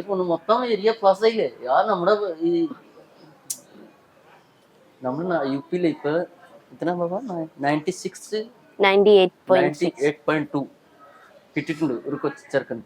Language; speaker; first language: Malayalam; non-native, local second language; Hindi